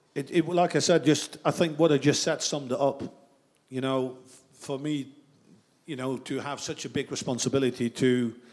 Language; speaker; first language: English; non-native, fluent; Dutch